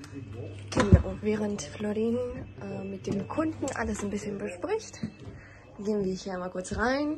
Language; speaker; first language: German; native; German